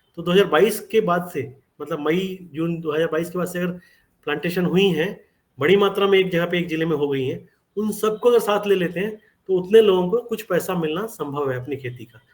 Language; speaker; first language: Hindi; native; Hindi